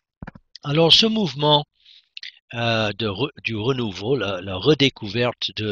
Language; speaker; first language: French; non-native, fluent; English